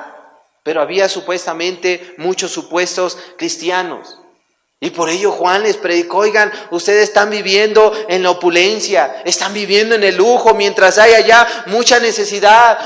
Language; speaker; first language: Spanish; native; Spanish